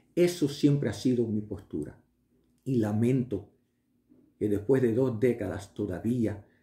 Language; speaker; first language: Spanish; early bilingual, heritage; Spanish